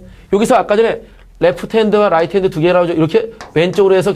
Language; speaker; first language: Korean; native; Korean